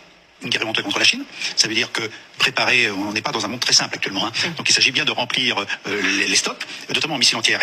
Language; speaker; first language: French; native; French